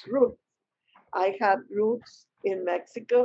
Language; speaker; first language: English; non-native, learner; Spanish